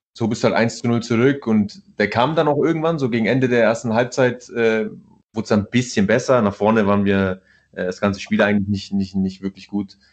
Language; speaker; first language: German; early bilingual, other home language; Italian